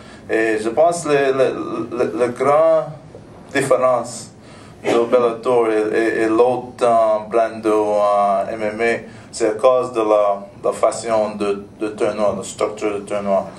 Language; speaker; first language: French; non-native, local second language; English